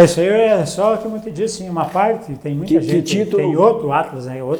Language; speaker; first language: Portuguese; native; Portuguese